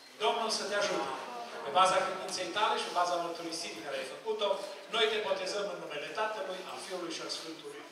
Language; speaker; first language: Romanian; native; Romanian